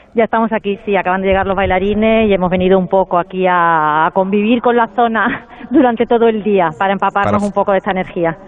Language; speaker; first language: Spanish; native; Spanish